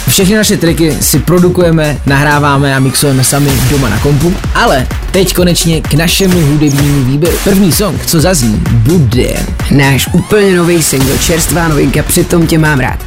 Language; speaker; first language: Czech; native; Czech